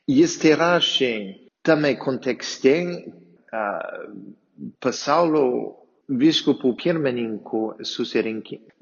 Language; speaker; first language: Lithuanian; non-native, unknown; English